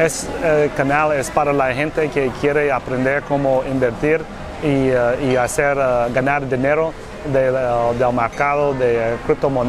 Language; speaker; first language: Spanish; non-native, learner; English